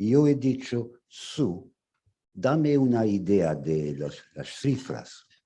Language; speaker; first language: Spanish; non-native, fluent; English